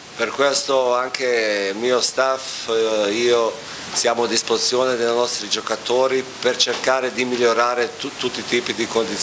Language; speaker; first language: Italian; non-native, fluent; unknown